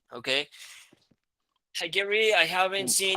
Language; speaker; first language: English; non-native, fluent; Spanish